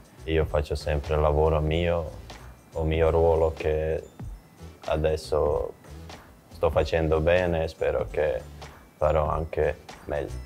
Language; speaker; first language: Italian; non-native, fluent; Croatian